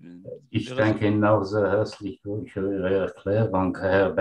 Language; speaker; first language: German; non-native, fluent; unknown